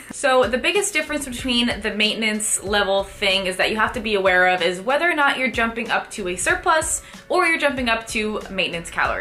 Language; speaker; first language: English; native; English